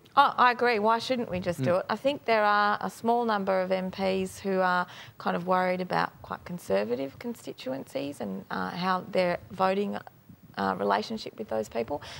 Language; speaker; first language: English; native; English